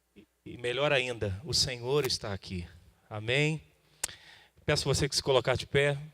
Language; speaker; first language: Portuguese; native; Portuguese